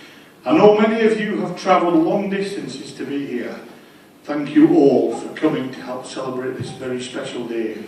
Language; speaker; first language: English; native; English